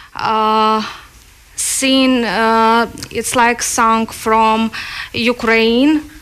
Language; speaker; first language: English; non-native, learner; Ukrainian